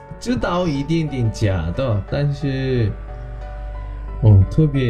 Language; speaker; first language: Chinese; non-native, learner; Korean